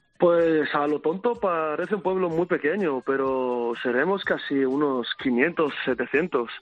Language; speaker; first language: Spanish; early bilingual, other home language; Arabic